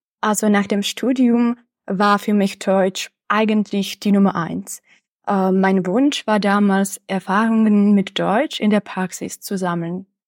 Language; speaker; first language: German; non-native, fluent; Czech